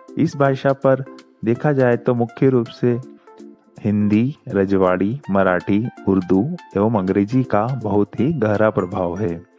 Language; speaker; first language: Hindi; native; Hindi